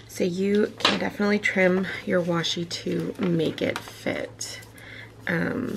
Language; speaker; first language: English; native; English